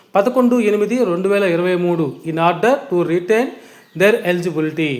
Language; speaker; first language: English; non-native, local second language; Telugu